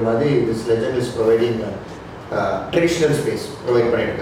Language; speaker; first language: English; non-native, local second language; Tamil